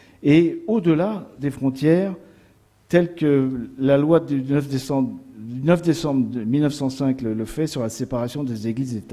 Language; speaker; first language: French; native; French